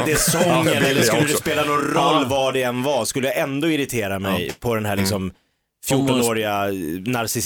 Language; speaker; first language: Swedish; native; Swedish